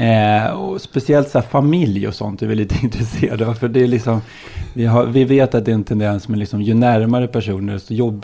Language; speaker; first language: Swedish; native; Swedish